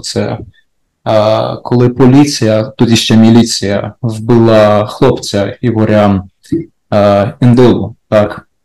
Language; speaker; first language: Ukrainian; native; Ukrainian